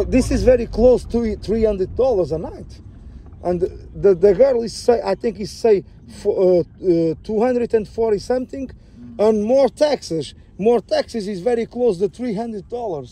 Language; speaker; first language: English; non-native, learner; Portuguese